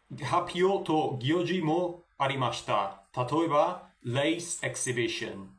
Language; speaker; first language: Japanese; non-native, learner; Spanish